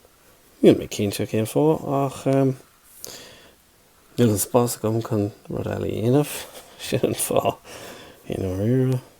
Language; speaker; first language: Irish; non-native, local second language; English